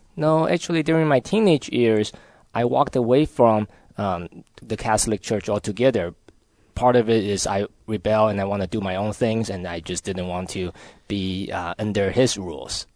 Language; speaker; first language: English; early bilingual, other home language; Chinese